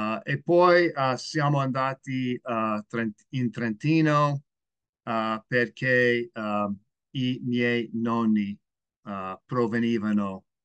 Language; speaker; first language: Italian; non-native, learner; English